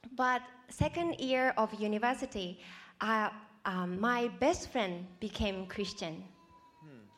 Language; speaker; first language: English; non-native, fluent; Japanese